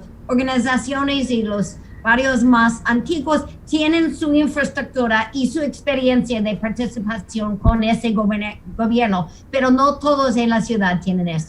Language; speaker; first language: Spanish; non-native, fluent; English